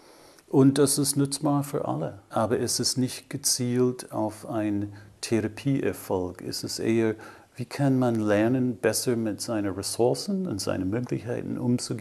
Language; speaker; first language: German; non-native, fluent; English